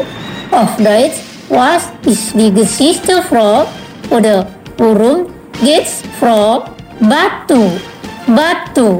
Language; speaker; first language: German; non-native, learner; Indonesian